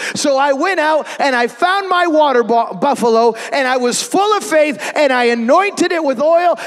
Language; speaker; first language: English; native; English